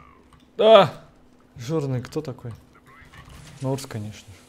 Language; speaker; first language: Russian; native; Russian